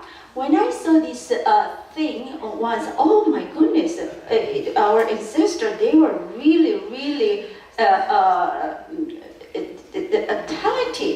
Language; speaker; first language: English; non-native, fluent; Korean